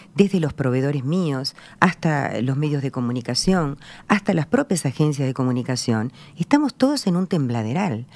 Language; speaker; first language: Spanish; native; Spanish